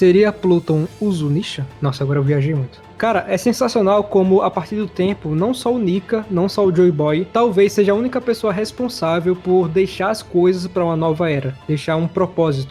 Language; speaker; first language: Portuguese; native; Portuguese